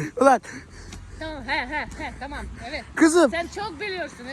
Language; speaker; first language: Turkish; non-native, learner; Russian